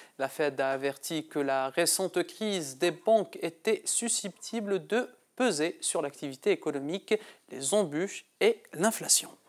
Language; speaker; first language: French; non-native, local second language; Arabic